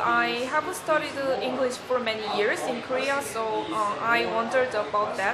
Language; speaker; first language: English; non-native, learner; Korean